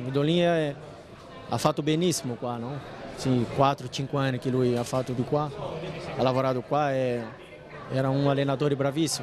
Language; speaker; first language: Italian; non-native, fluent; Portuguese